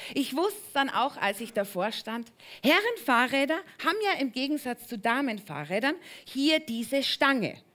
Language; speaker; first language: German; native; German